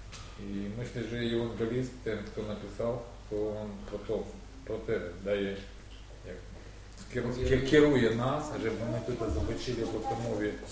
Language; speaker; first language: Polish; non-native, learner; Russian